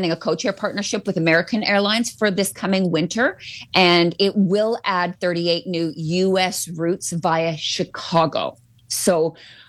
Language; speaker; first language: English; native; English